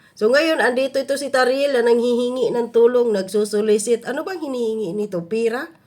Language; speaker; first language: Filipino; non-native, local second language; Cebuano